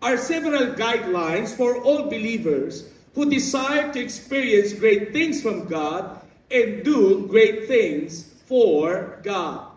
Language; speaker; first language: English; non-native, local second language; Filipino